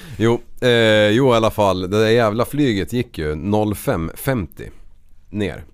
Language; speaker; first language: Swedish; native; Swedish